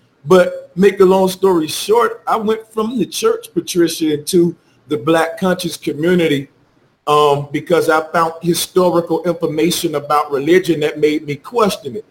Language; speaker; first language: English; native; English